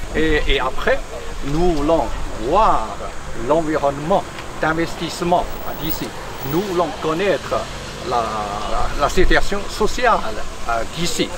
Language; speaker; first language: French; non-native, fluent; Chinese